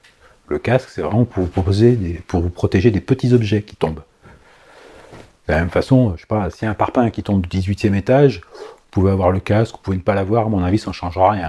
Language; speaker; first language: French; native; French